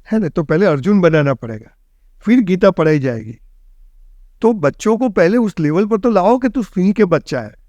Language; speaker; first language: Hindi; non-native, local second language; Gujarati